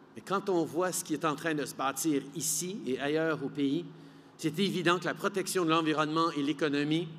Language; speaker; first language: French; early bilingual, heritage; French